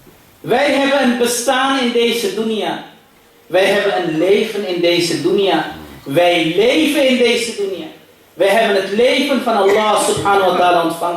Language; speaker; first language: Dutch; early bilingual, other home language; Urdu